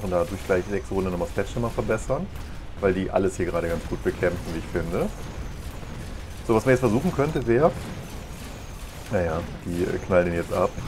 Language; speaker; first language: German; native; German